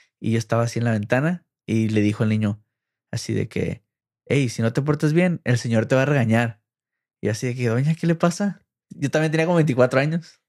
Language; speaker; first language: Spanish; early bilingual, heritage; English